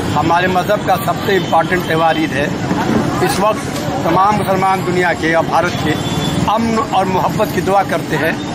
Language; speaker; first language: Urdu; native; Urdu